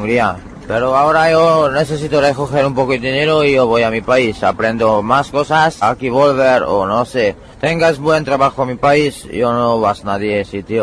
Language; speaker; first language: Spanish; non-native, learner; Hungarian